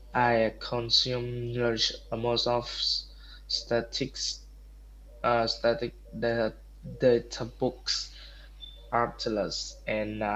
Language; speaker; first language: English; non-native, learner; Vietnamese